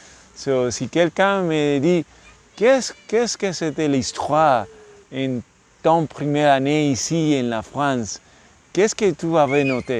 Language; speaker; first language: French; non-native, learner; English